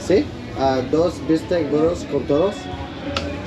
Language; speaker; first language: Spanish; non-native, learner; English